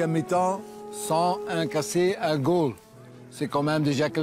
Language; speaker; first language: French; non-native, local second language; Dutch